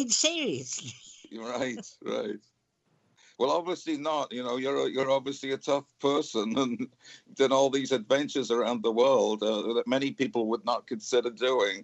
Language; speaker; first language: English; native; English